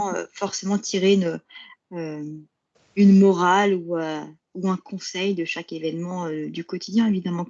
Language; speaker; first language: French; native; French